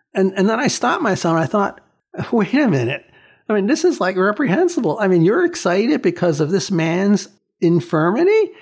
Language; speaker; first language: English; early bilingual, other home language; Chinese